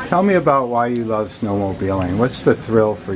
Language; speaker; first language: English; native; English